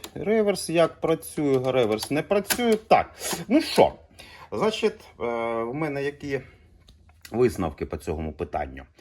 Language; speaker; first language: Ukrainian; non-native, local second language; Russian